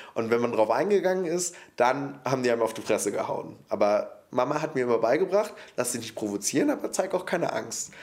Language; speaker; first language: German; early bilingual, other home language; Polish